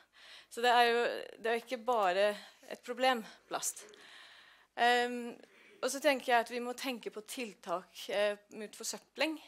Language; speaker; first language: Norwegian; non-native, fluent; English